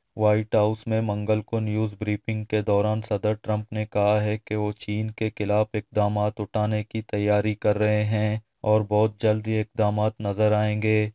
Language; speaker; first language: Urdu; non-native, local second language; Baluchi